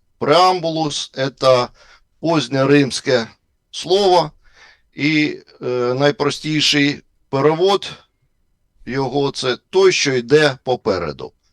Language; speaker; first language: Ukrainian; non-native, local second language; Russian